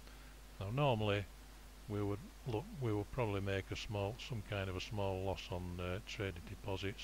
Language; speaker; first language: English; native; English